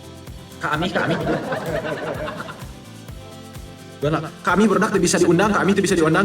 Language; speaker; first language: Indonesian; non-native, local second language; Sundanese